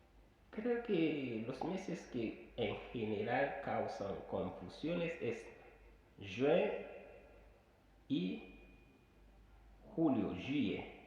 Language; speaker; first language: Spanish; non-native, fluent; Haitian Creole